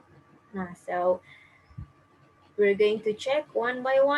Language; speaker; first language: English; non-native, fluent; Indonesian